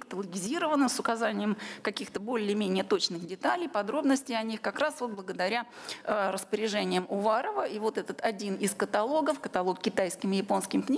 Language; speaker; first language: Russian; native; Russian